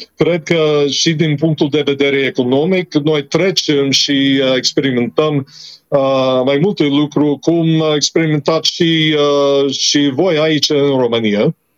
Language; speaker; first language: Romanian; non-native, fluent; English